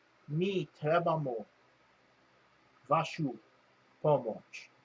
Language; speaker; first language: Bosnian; non-native, learner; English